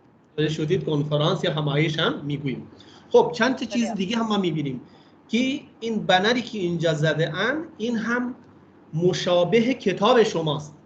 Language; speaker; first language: Persian; non-native, fluent; Urdu